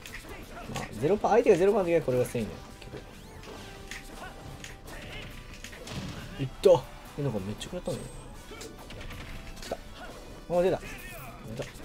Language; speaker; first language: Japanese; native; Japanese